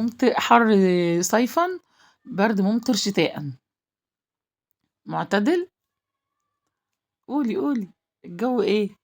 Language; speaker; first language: Arabic; native; Arabic